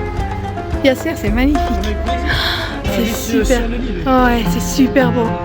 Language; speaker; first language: French; native; French